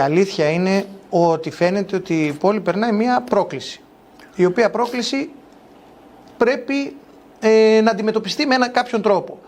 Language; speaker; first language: Greek; native; Greek